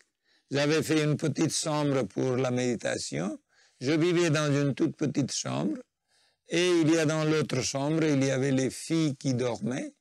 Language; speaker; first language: French; non-native, fluent; Nepali